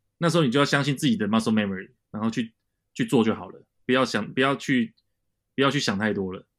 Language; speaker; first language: Chinese; native; Chinese